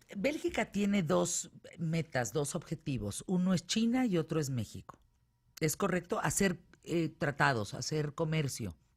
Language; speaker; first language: Spanish; native; Spanish